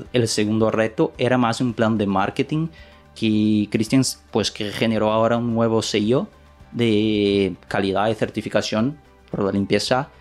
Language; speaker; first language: Spanish; non-native, learner; Portuguese